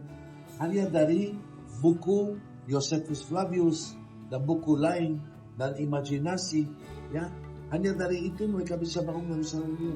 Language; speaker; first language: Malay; non-native, learner; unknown